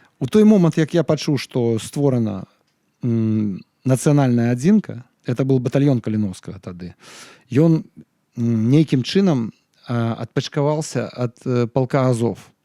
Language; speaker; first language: Belarusian; non-native, local second language; Russian